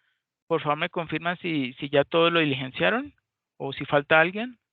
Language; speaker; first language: Spanish; native; Spanish